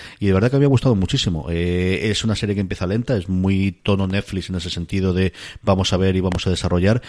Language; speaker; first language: Spanish; native; Spanish